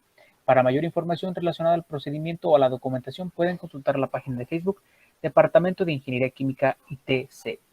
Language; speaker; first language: Spanish; native; Spanish